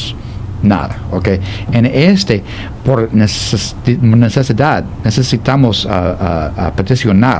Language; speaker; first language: Spanish; non-native, fluent; English